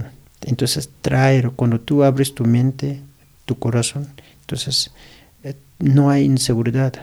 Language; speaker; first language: Spanish; non-native, learner; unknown